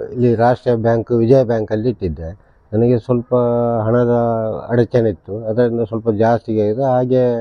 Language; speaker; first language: Kannada; non-native, local second language; Tulu